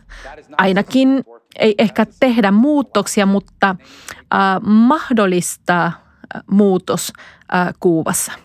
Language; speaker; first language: Finnish; non-native, fluent; Spanish